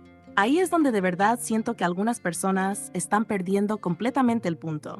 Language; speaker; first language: Spanish; native; Spanish